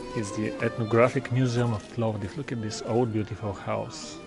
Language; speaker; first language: English; non-native, fluent; Bulgarian